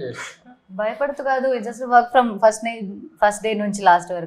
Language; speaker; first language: Telugu; non-native, learner; Malayalam